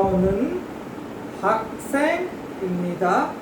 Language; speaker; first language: Korean; non-native, fluent; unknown